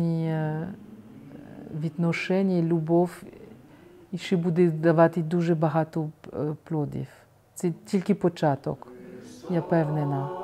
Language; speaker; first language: Ukrainian; non-native, fluent; French